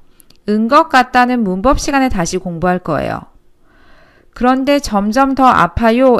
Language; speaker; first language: Korean; native; Korean